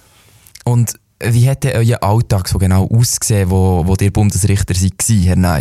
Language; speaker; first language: German; native; German